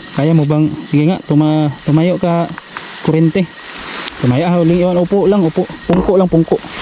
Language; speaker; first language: Filipino; native; Filipino